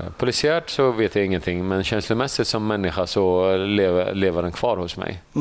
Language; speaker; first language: Swedish; early bilingual, other home language; Assyrian Neo-Aramaic